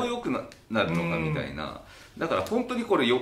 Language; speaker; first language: Japanese; native; Japanese